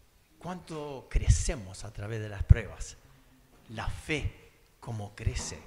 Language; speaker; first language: Spanish; early bilingual, other home language; English